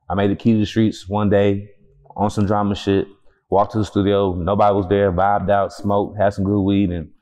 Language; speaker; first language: English; native; English